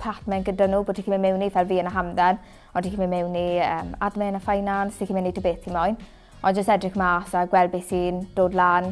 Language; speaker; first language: Welsh; native; Welsh